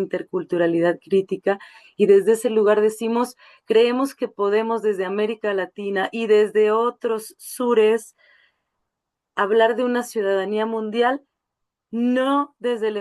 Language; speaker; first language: Spanish; native; Spanish